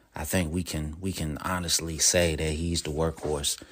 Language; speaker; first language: English; native; English